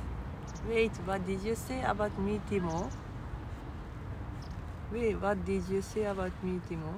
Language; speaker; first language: English; non-native, fluent; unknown